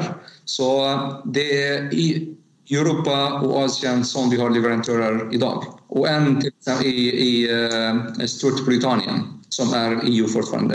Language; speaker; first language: Swedish; non-native, fluent; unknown